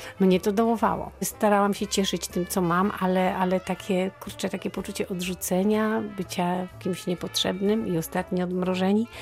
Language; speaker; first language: Polish; native; Polish